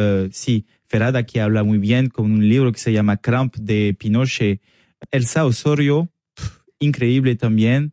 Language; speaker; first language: Spanish; non-native, learner; French